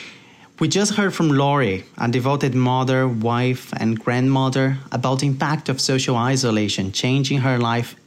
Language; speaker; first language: English; non-native, fluent; Portuguese